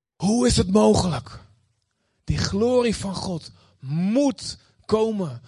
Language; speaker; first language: Dutch; native; Dutch